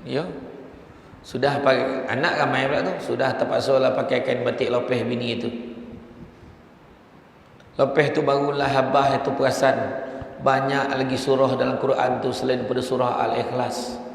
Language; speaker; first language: Malay; native; Malay